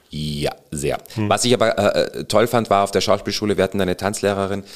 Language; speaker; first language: German; native; German